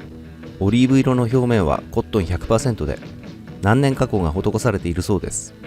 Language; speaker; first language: Japanese; native; Japanese